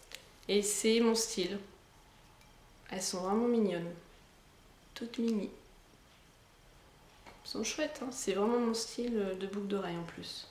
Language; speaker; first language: French; native; French